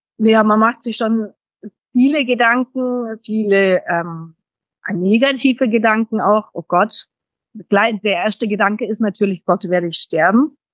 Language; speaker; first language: German; early bilingual, heritage; German